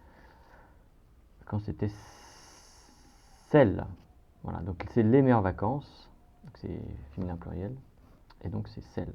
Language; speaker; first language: French; native; French